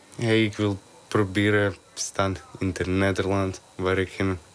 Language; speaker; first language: Dutch; non-native, learner; Ukrainian